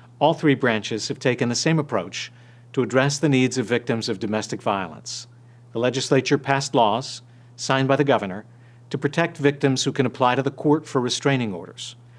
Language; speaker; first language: English; native; English